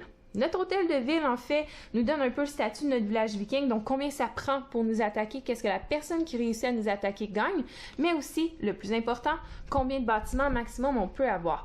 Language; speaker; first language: French; native; French